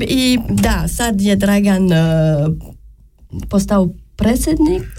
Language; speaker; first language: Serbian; non-native, learner; French